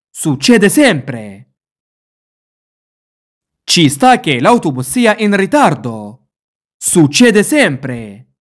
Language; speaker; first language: Italian; non-native, fluent; Arabic